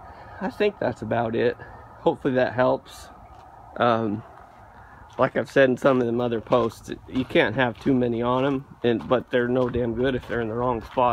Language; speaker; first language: English; native; English